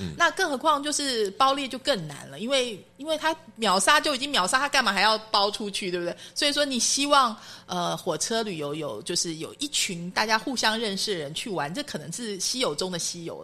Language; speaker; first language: Chinese; native; Chinese